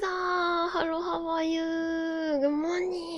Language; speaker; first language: English; non-native, learner; Japanese